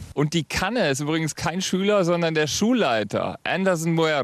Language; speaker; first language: German; native; German